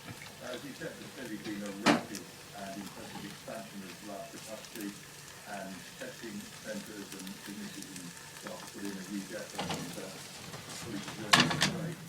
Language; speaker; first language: English; native; English